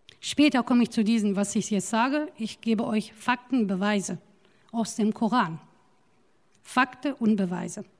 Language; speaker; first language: German; non-native, fluent; Turoyo